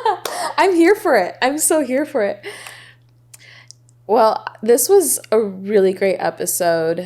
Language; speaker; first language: English; native; English